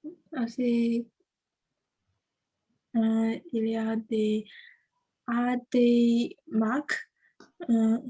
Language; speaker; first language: French; non-native, learner; Chinese